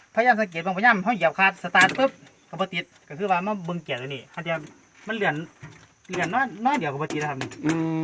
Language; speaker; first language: Thai; non-native, local second language; Northeastern Thai